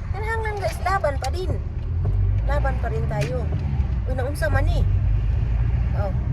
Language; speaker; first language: Filipino; non-native, local second language; Cebuano